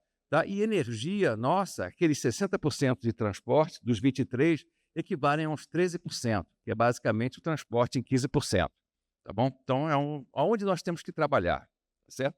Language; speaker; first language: Portuguese; native; Portuguese